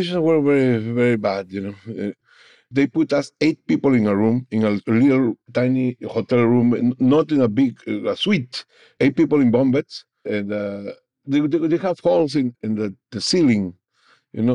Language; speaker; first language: English; non-native, learner; Spanish